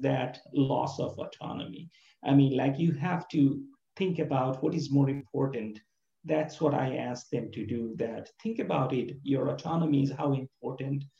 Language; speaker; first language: English; non-native, local second language; Bangla